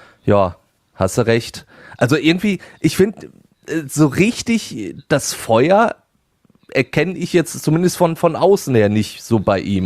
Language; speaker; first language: German; native; German